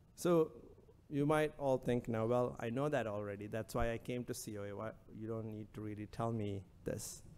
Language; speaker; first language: English; non-native, local second language; Sinhala